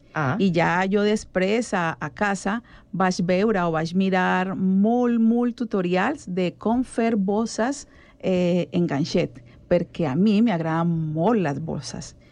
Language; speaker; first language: Catalan; non-native, learner; Spanish